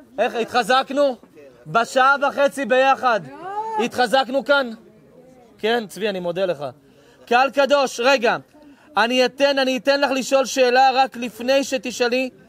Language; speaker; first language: Hebrew; native; Hebrew